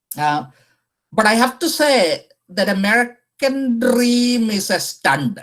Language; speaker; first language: English; non-native, local second language; Malayalam